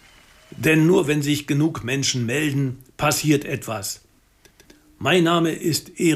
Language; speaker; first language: German; native; German